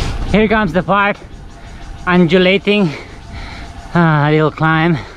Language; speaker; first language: English; non-native, local second language; Filipino